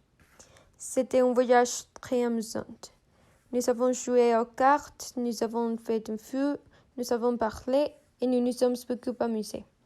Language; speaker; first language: French; non-native, learner; Spanish